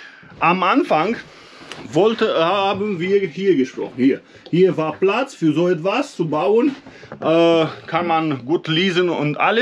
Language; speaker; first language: German; non-native, learner; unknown